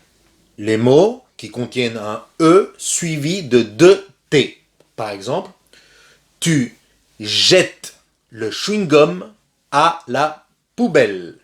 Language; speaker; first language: French; non-native, fluent; Spanish